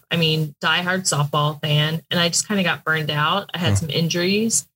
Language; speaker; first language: English; native; English